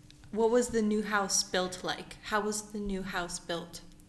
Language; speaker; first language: English; early bilingual, other home language; Persian